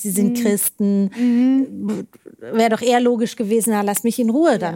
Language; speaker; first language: German; native; German